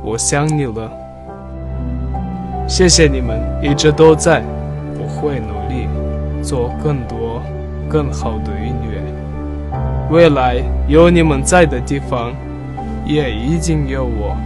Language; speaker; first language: Chinese; non-native, learner; Kazakh